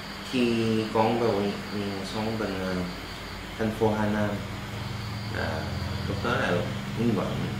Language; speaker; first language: Vietnamese; non-native, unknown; Korean